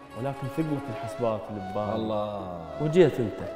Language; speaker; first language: Arabic; native; Arabic